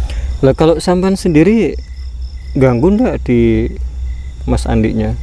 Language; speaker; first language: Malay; non-native, local second language; Javanese